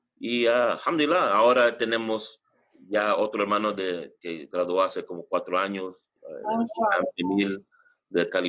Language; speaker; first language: Spanish; early bilingual, heritage; English